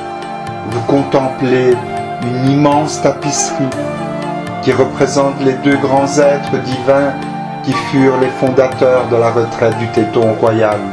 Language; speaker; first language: French; native; French